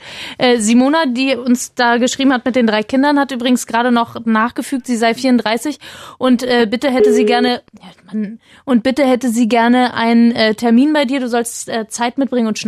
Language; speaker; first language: German; native; German